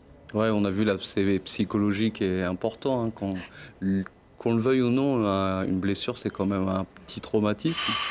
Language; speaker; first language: French; native; French